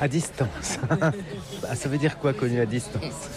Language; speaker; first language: French; native; French